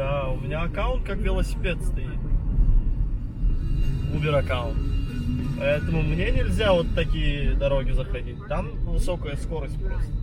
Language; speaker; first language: Russian; non-native, fluent; Turkmen